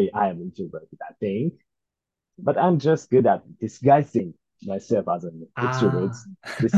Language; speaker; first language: English; non-native, learner; Japanese